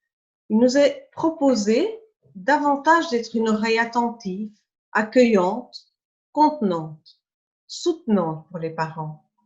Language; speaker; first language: French; native; French